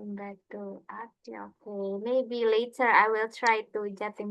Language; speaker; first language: English; non-native, fluent; Indonesian